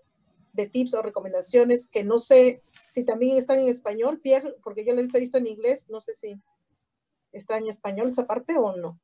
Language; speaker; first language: Spanish; native; Spanish